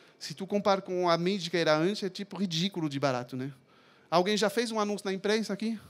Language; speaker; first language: Portuguese; non-native, fluent; French